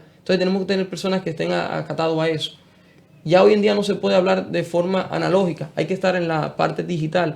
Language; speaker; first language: Spanish; native; Spanish